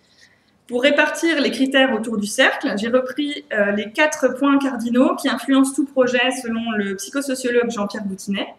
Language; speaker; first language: French; native; French